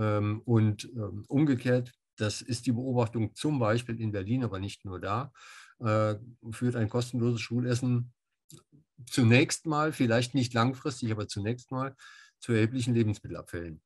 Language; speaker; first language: German; native; German